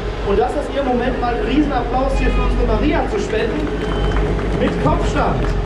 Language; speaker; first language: German; native; German